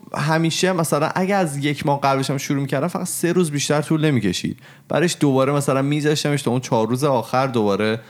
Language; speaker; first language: Persian; native; Persian